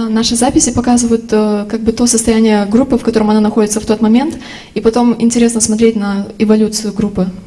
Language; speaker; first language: Russian; native; Russian